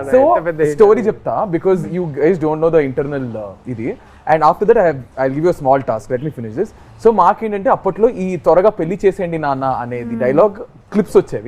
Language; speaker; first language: Telugu; native; Telugu